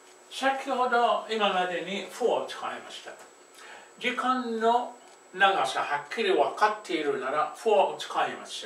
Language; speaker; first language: Japanese; non-native, fluent; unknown